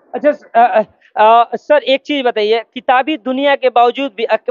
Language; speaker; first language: Hindi; native; Hindi